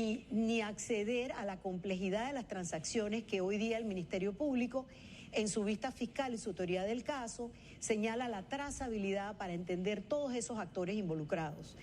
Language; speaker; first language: Spanish; native; Spanish